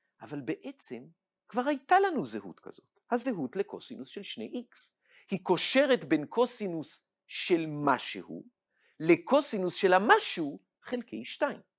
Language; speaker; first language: Hebrew; native; Hebrew